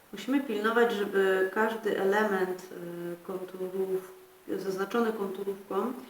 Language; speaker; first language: Polish; native; Polish